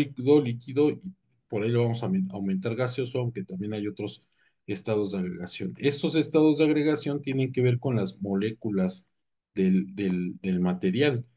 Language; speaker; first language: Spanish; native; Spanish